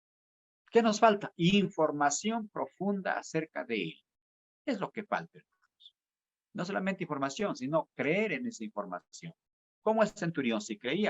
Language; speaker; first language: Spanish; native; Spanish